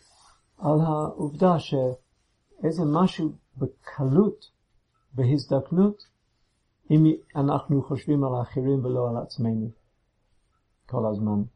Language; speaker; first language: Hebrew; non-native, fluent; English